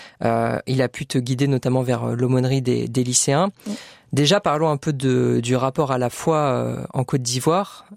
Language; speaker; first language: French; native; French